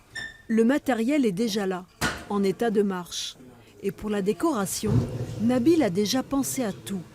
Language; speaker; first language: French; native; French